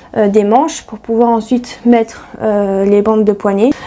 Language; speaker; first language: French; native; French